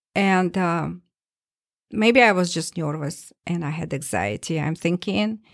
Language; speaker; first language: English; non-native, learner; Russian